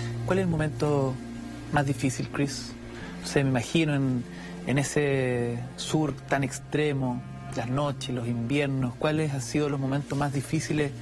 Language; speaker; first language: Spanish; native; Spanish